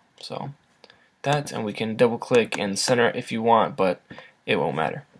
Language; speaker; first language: English; native; English